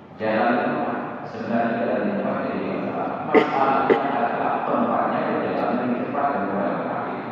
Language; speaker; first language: Indonesian; non-native, local second language; Achinese